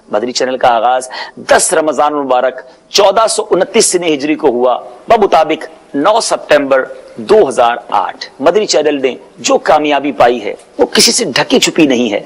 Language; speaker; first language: Urdu; native; Urdu